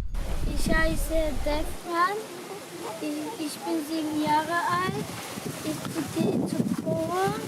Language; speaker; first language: German; early bilingual, other home language; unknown